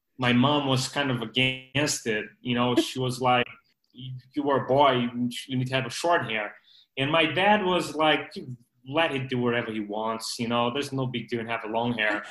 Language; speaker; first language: English; non-native, fluent; Portuguese